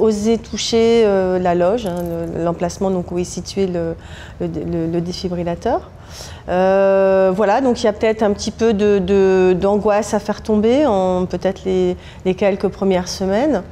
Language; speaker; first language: French; native; French